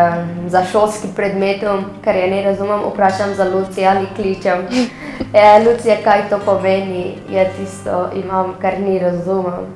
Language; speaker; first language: Slovenian; non-native, learner; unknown